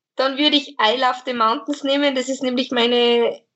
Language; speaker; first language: German; native; German